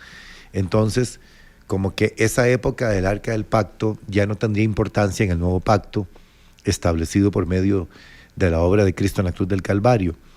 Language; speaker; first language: Spanish; native; Spanish